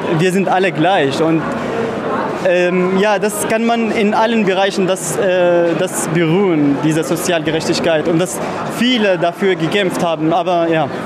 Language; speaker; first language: German; non-native, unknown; Arabic